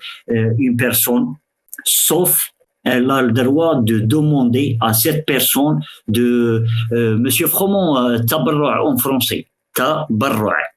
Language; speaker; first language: French; early bilingual, other home language; Arabic